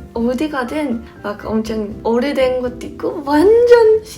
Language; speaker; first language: Korean; non-native, fluent; English